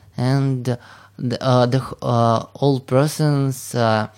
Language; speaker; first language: English; non-native, learner; Russian